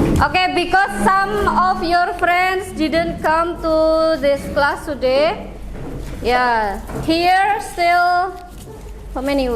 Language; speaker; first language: English; non-native, fluent; Indonesian